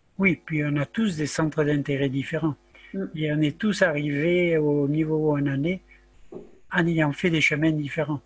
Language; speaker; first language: French; native; French